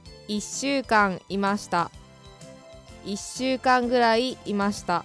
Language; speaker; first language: Japanese; non-native, learner; English